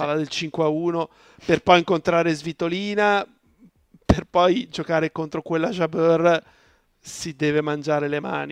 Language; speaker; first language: Italian; native; Italian